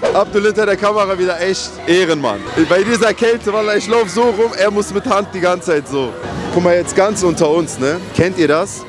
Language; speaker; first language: German; early bilingual, other home language; Turkish